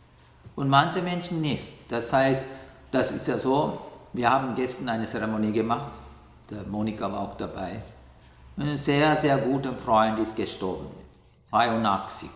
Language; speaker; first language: German; non-native, learner; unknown